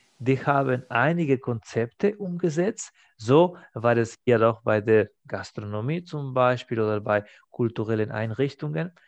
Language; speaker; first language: German; non-native, fluent; Spanish